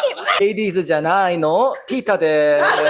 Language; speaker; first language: Japanese; non-native, fluent; English